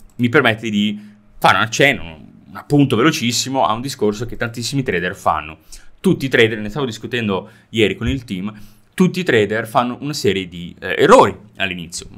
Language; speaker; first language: Italian; native; Italian